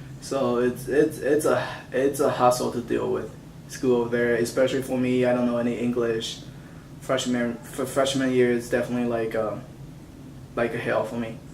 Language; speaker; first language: English; non-native, local second language; Chinese